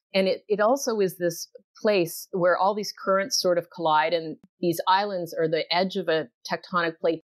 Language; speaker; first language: English; native; English